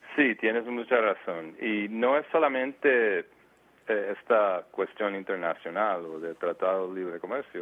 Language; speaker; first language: Spanish; early bilingual, heritage; Spanish